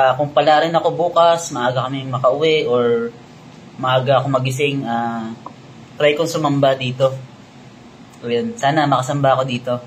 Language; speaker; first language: Filipino; native; Filipino